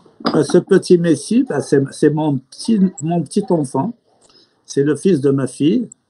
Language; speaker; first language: French; non-native, local second language; Arabic